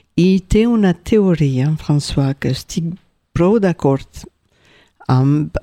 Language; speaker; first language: Catalan; non-native, local second language; French